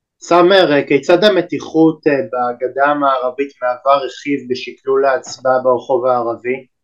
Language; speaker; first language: Hebrew; native; Hebrew